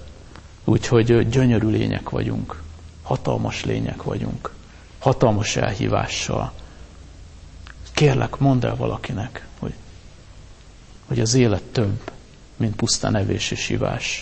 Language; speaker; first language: Hungarian; native; Hungarian